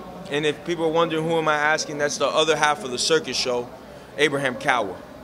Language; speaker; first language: English; early bilingual, other home language; Spanish